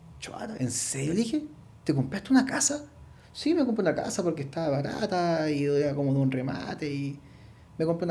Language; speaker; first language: Spanish; native; Spanish